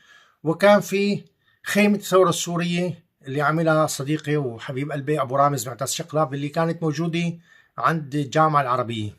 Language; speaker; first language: Arabic; native; Arabic